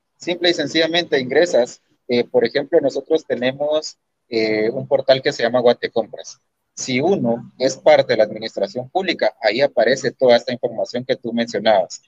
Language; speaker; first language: Spanish; native; Spanish